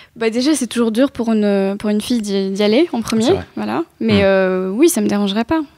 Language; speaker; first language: French; native; French